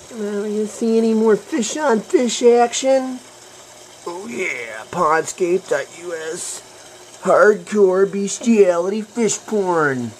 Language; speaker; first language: English; native; English